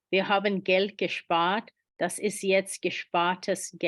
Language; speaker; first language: German; non-native, fluent; English